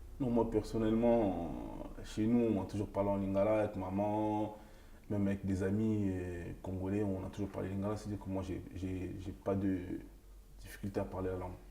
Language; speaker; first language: French; early bilingual, other home language; Lingala